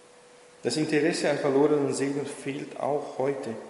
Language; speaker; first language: German; non-native, fluent; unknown